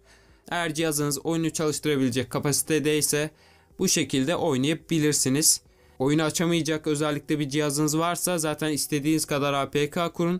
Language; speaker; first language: Turkish; native; Turkish